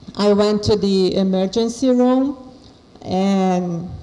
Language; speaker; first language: English; non-native, fluent; Portuguese